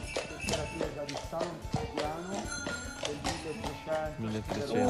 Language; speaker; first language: Italian; native; Italian